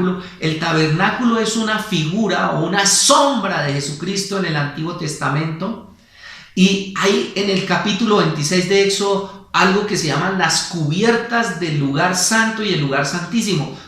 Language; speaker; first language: Spanish; native; Spanish